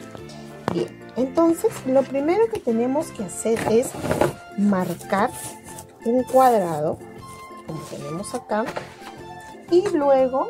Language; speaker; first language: Spanish; native; Spanish